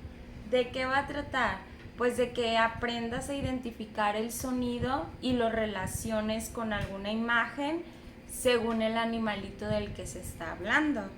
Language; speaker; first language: Spanish; native; Spanish